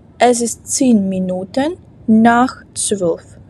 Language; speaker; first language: German; non-native, fluent; Ukrainian